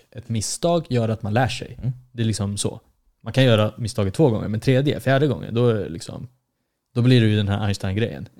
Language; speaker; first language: Swedish; early bilingual, other home language; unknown